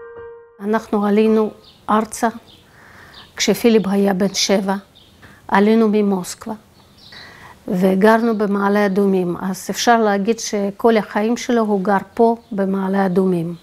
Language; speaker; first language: Hebrew; non-native, fluent; Russian